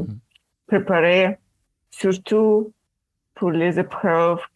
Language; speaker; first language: French; non-native, learner; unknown